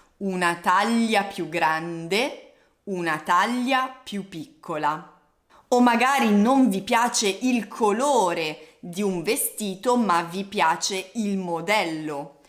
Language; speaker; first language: Italian; native; Italian